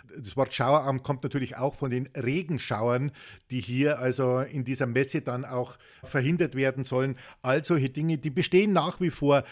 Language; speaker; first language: German; native; German